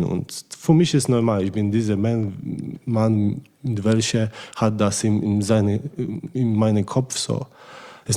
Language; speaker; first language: German; non-native, learner; Polish